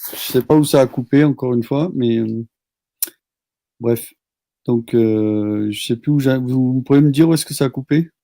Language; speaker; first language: French; native; French